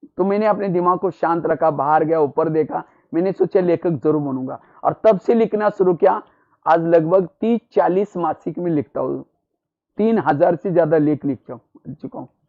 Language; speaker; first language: Hindi; non-native, local second language; Marathi